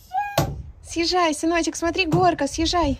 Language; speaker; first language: Russian; native; Russian